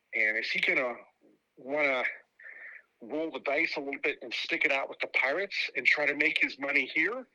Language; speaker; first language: English; native; English